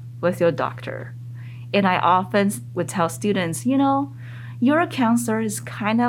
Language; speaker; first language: English; non-native, fluent; Chinese